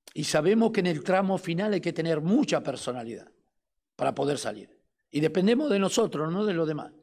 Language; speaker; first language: Spanish; native; Spanish